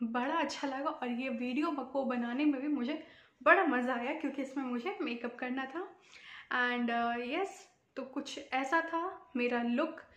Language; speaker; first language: Hindi; native; Hindi